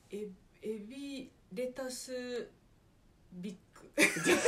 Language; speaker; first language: Japanese; non-native, fluent; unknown